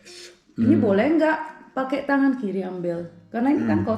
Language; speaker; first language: Indonesian; early bilingual, heritage; Indonesian